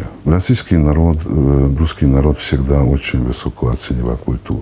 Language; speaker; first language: Russian; non-native, fluent; Hungarian